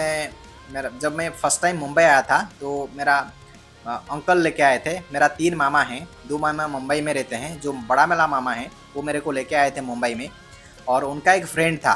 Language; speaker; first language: Hindi; non-native, local second language; Odia